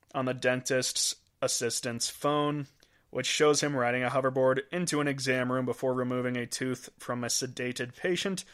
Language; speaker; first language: English; native; English